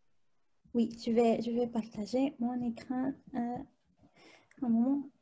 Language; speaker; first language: French; non-native, fluent; Spanish